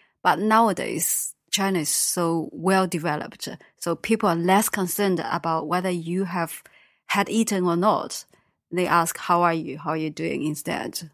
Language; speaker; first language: English; non-native, fluent; Chinese